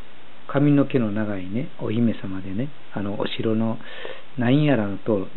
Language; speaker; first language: Japanese; native; Japanese